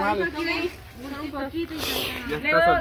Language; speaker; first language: Spanish; native; Spanish